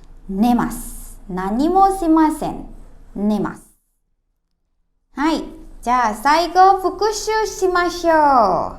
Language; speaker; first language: Japanese; non-native, fluent; Indonesian